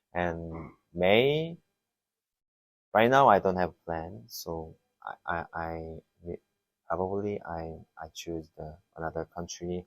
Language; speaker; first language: English; non-native, learner; Korean